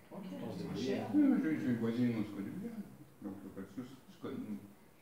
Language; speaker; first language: French; native; French